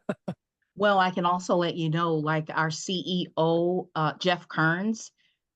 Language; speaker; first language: English; native; English